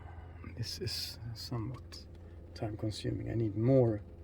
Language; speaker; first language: English; non-native, fluent; Swedish